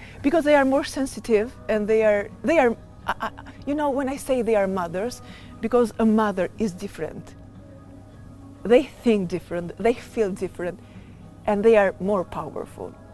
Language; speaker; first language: English; non-native, learner; Albanian